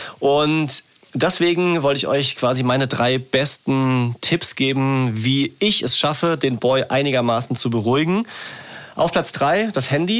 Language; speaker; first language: German; native; German